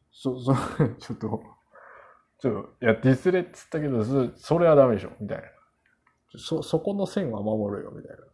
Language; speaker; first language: Japanese; non-native, fluent; Korean